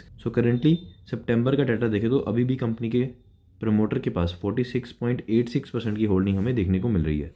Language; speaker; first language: Hindi; native; Hindi